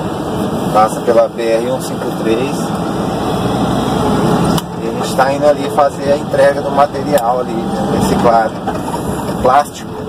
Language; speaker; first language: Portuguese; native; Portuguese